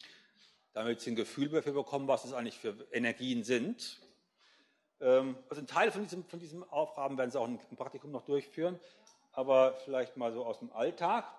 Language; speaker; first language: German; native; German